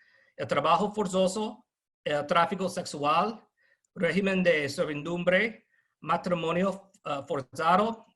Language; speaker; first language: Spanish; non-native, fluent; English